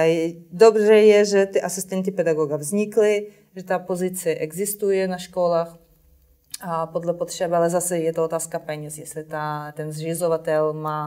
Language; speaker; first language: Czech; non-native, fluent; Ukrainian